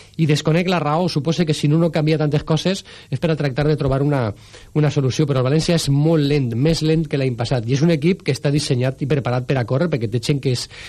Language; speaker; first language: Catalan; native; Catalan